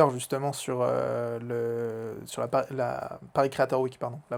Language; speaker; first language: French; native; French